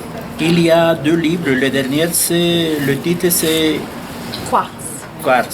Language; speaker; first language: French; non-native, fluent; Spanish